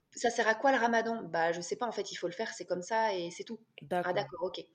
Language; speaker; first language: French; native; French